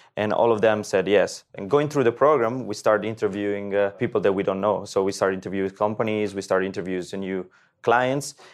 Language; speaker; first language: English; non-native, fluent; Italian